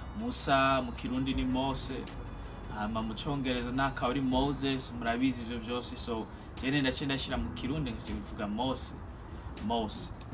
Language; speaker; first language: Rundi; early bilingual, heritage; Rundi